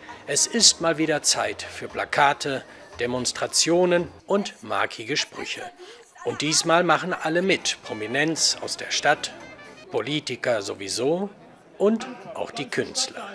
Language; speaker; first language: German; native; German